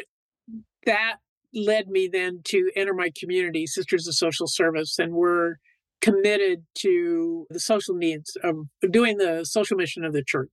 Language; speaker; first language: English; native; English